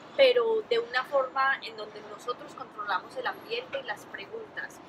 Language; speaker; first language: Spanish; early bilingual, heritage; Spanish